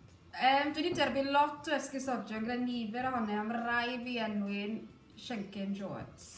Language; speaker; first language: Welsh; native; Welsh